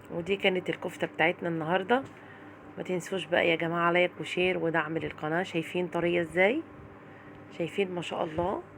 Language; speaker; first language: Arabic; native; Arabic